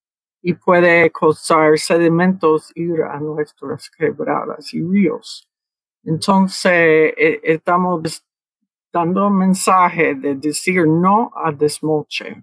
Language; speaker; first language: Spanish; early bilingual, heritage; Spanish